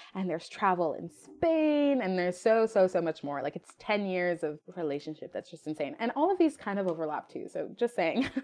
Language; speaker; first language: English; non-native, fluent; French